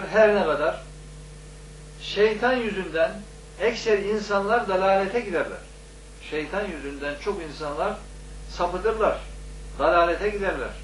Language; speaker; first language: Turkish; native; Turkish